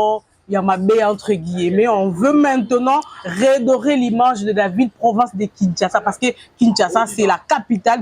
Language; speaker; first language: French; non-native, local second language; Lingala